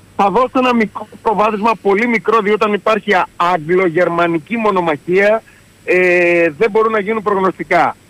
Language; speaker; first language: Greek; native; Greek